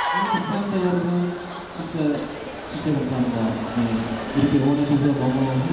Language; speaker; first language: Korean; non-native, fluent; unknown